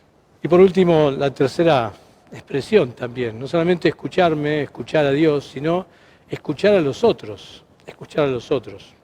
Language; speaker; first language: Spanish; native; Spanish